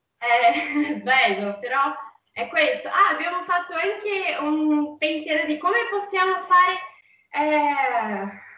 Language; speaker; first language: Italian; non-native, fluent; Portuguese